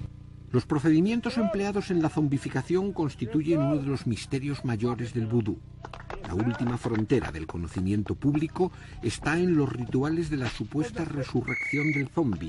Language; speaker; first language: Spanish; native; Spanish